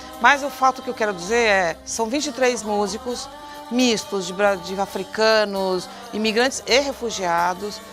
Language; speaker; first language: Portuguese; native; Portuguese